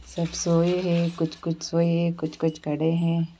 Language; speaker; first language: Hindi; non-native, local second language; Kannada